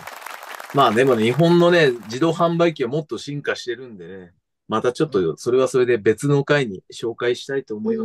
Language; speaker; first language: Japanese; native; Japanese